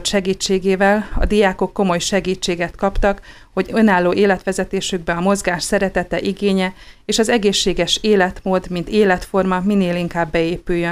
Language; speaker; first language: Hungarian; native; Hungarian